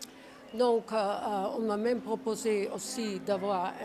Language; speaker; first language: French; non-native, fluent; Czech